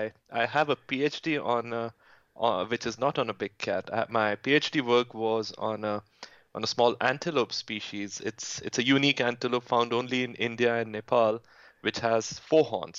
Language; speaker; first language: English; non-native, local second language; Hindi